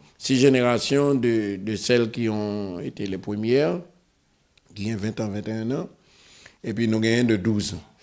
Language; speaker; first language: French; non-native, local second language; Haitian Creole